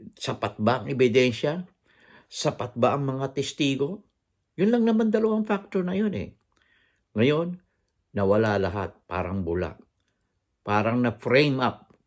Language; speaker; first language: Filipino; native; Filipino